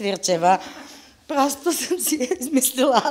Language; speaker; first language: Bulgarian; native; Bulgarian